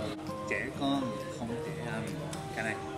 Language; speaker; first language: Vietnamese; non-native, learner; Japanese